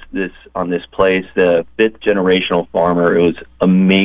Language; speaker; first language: English; native; English